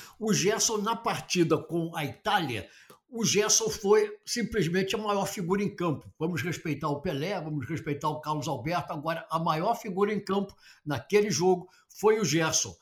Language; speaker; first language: Portuguese; native; Portuguese